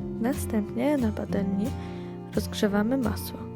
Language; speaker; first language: Polish; non-native, fluent; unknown